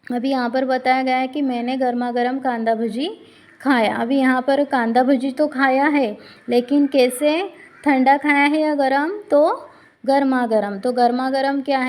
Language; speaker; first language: Hindi; non-native, local second language; Marathi